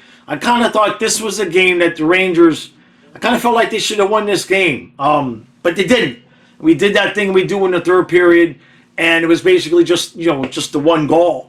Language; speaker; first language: English; native; English